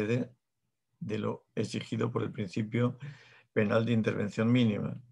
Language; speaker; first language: Spanish; native; Spanish